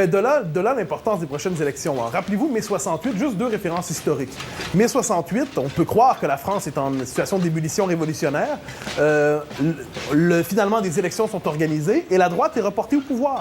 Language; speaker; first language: French; native; French